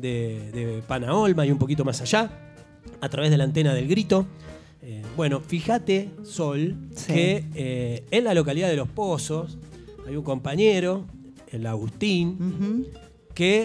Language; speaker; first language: Spanish; native; Spanish